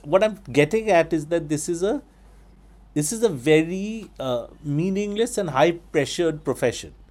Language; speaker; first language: English; non-native, local second language; Bangla